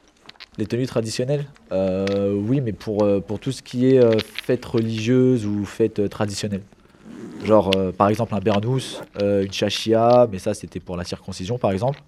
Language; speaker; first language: French; early bilingual, other home language; Kabyle